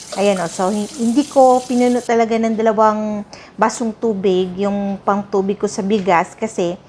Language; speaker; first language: Filipino; non-native, local second language; Cebuano